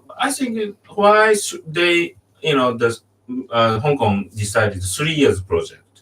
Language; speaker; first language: English; non-native, learner; Japanese